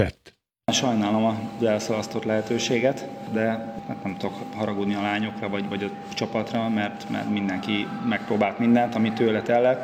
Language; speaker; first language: Hungarian; native; Hungarian